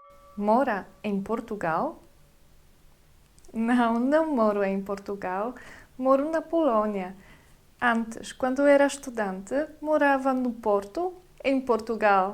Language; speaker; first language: Portuguese; non-native, fluent; Polish